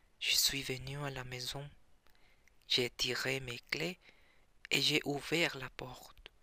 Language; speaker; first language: French; non-native, learner; Spanish